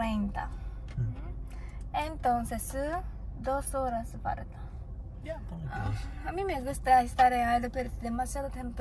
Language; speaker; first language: Spanish; non-native, fluent; Japanese